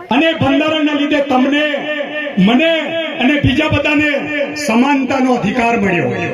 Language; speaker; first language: Gujarati; non-native, local second language; Rathawi